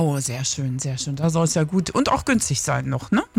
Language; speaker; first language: German; native; German